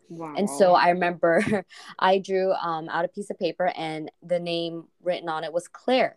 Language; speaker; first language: English; non-native, fluent; Korean